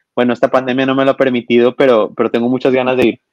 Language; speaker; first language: Spanish; native; Spanish